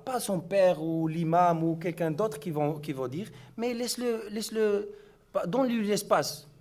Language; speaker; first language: French; non-native, learner; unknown